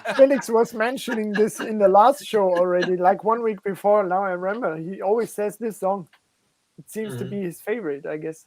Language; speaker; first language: English; non-native, fluent; German